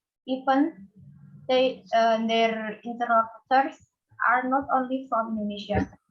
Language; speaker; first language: English; non-native, fluent; Indonesian